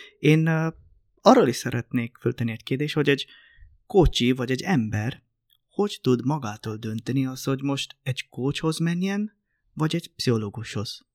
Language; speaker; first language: Hungarian; non-native, fluent; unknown